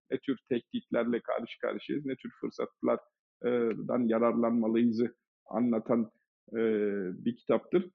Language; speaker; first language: Turkish; early bilingual, heritage; Turkish